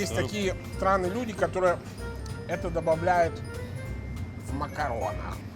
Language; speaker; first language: Russian; non-native, fluent; Italian